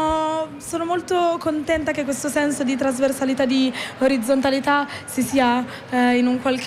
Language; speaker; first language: Italian; native; Italian